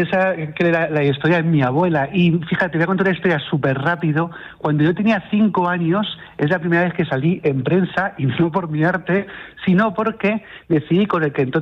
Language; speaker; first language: Spanish; native; Spanish